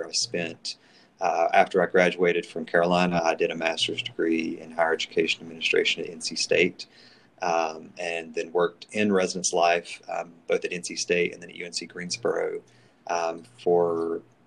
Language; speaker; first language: English; native; English